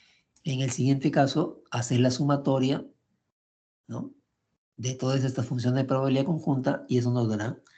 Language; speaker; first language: Spanish; native; Spanish